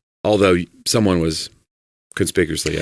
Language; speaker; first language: English; native; English